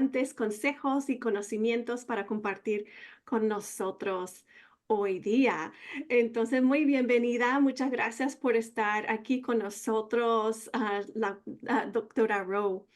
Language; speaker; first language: Spanish; non-native, fluent; English